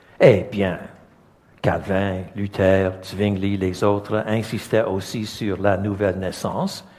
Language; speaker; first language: French; non-native, local second language; English